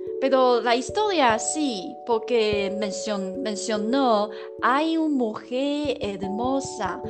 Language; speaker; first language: Spanish; non-native, learner; Chinese